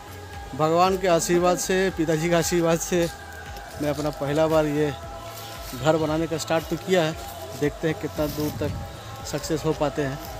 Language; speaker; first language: Hindi; native; Hindi